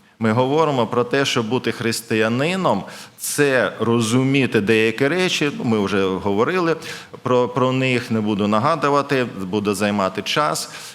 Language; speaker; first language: Ukrainian; non-native, local second language; Russian